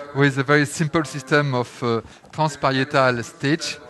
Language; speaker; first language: English; non-native, fluent; French